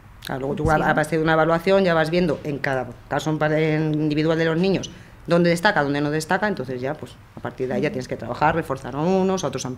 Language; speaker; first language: Spanish; native; Spanish